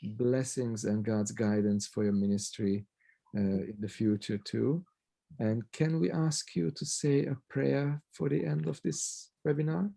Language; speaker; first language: English; non-native, fluent; Hungarian